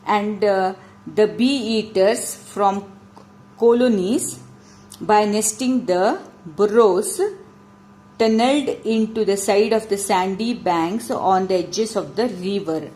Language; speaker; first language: English; non-native, local second language; Kannada